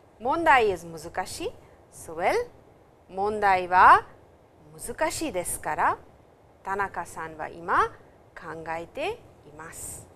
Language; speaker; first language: Japanese; non-native, fluent; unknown